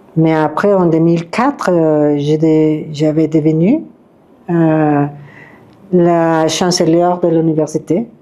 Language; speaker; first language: French; non-native, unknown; Spanish